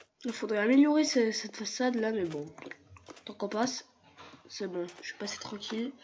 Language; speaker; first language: French; native; French